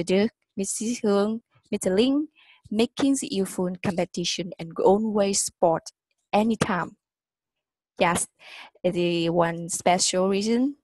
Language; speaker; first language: English; non-native, learner; Vietnamese